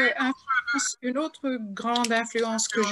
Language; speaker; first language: French; non-native, fluent; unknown